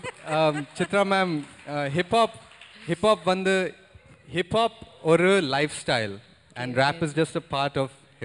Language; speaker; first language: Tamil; early bilingual, heritage; Tamil